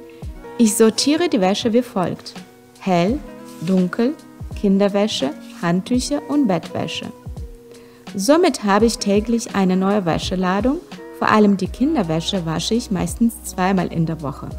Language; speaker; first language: German; non-native, fluent; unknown